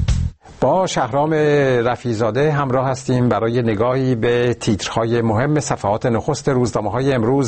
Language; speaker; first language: Persian; native; Persian